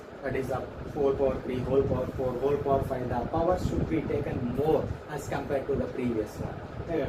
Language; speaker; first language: English; non-native, local second language; Telugu